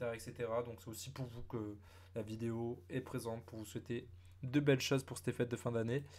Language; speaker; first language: French; native; French